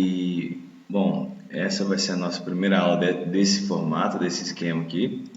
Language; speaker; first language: Portuguese; native; Portuguese